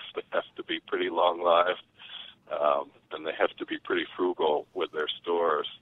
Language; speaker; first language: English; native; English